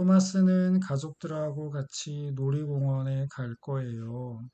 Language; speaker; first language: Korean; native; Korean